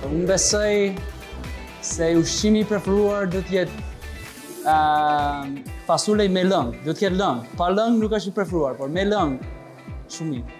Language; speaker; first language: Albanian; non-native, learner; English